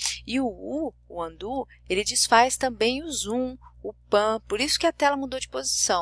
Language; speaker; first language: Portuguese; native; Portuguese